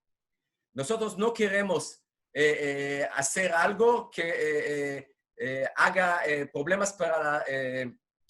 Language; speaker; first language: Spanish; non-native, fluent; Hebrew